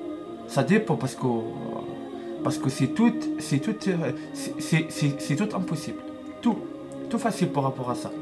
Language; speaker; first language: French; non-native, learner; Arabic